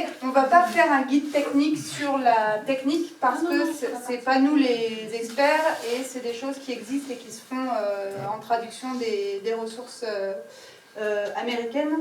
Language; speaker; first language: French; native; French